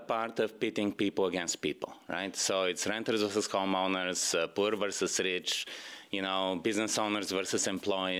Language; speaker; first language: English; non-native, fluent; Bulgarian